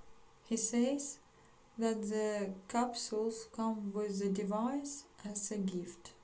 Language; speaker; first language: English; non-native, fluent; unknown